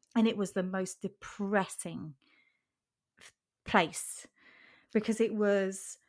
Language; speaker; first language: English; non-native, fluent; German